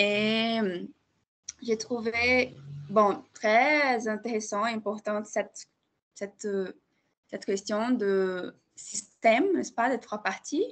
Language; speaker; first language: French; non-native, fluent; Portuguese